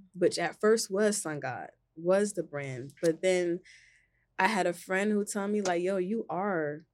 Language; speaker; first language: English; native; English